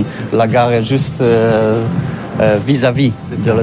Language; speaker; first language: French; non-native, learner; Polish